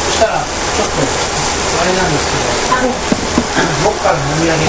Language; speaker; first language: Japanese; native; Japanese